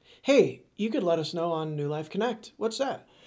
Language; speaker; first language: English; native; English